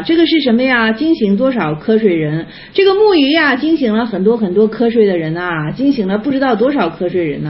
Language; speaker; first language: Chinese; native; Chinese